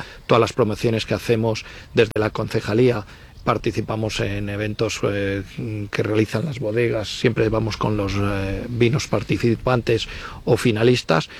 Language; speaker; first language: Spanish; native; Spanish